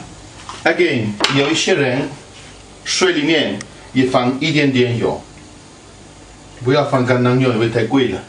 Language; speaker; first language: Chinese; non-native, fluent; Italian